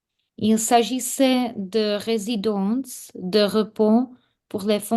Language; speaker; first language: French; non-native, learner; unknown